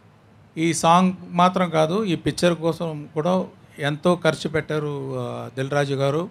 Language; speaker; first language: Telugu; non-native, learner; Tamil